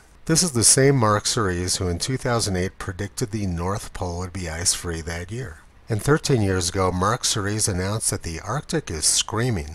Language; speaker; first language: English; native; English